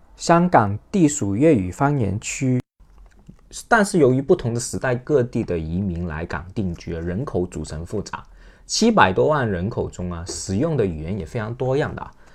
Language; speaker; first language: Chinese; non-native, local second language; Cantonese